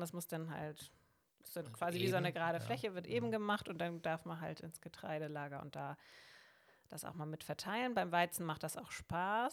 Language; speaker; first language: German; native; German